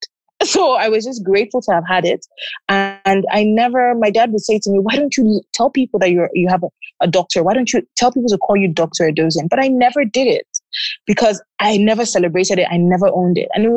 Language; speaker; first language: English; non-native, local second language; Yoruba